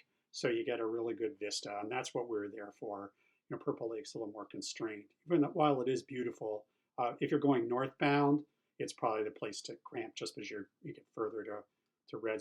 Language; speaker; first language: English; native; English